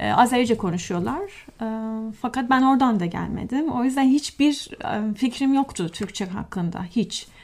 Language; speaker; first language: Turkish; non-native, fluent; Persian